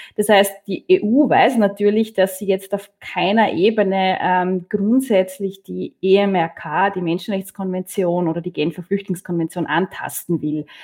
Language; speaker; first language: German; native; German